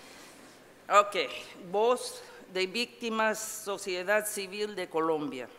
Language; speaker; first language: Spanish; non-native, fluent; English